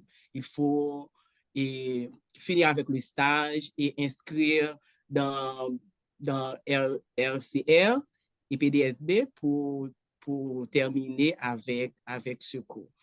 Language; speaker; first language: French; non-native, local second language; Haitian Creole